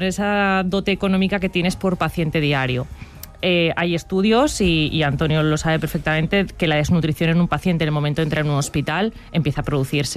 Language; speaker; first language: Spanish; native; Spanish